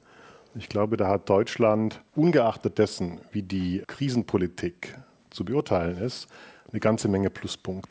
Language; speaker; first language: German; native; German